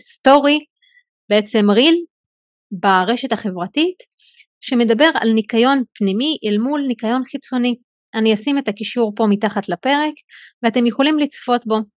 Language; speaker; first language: Hebrew; non-native, local second language; Arabic